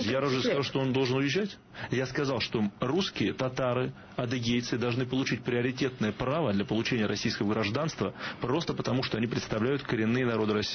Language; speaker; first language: Russian; native; Russian